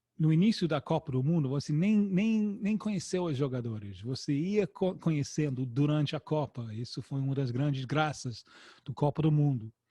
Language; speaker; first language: Portuguese; non-native, fluent; English